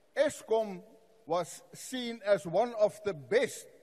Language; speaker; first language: English; non-native, local second language; Afrikaans